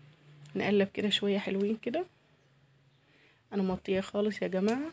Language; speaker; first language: Arabic; native; Arabic